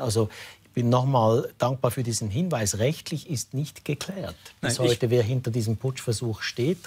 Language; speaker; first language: German; native; German